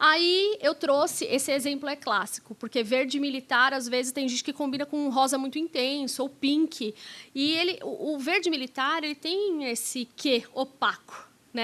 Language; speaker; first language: Portuguese; native; Portuguese